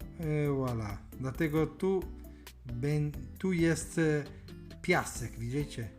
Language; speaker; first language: Polish; non-native, learner; Italian